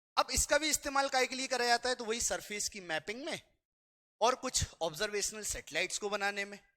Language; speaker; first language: Hindi; native; Hindi